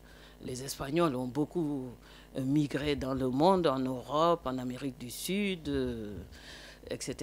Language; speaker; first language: French; non-native, local second language; Wolof